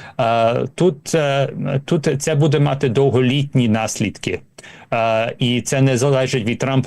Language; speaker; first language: Ukrainian; early bilingual, heritage; Ukrainian